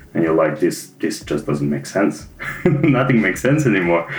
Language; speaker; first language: English; non-native, fluent; Serbian